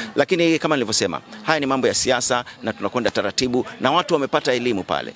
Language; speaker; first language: Swahili; native; Swahili